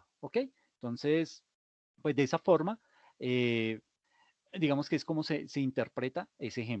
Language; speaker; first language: Spanish; native; Spanish